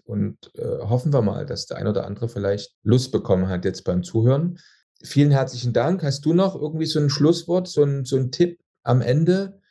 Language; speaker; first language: German; native; German